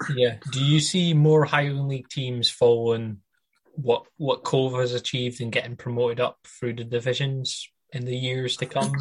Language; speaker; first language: English; native; English